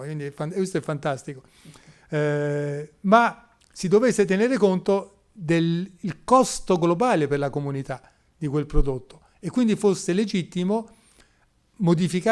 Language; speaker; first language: Italian; native; Italian